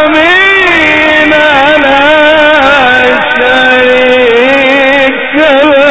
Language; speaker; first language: Arabic; native; Arabic